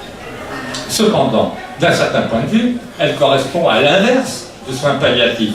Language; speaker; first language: French; native; French